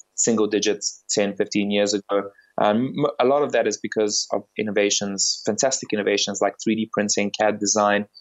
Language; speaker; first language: English; early bilingual, other home language; Bulgarian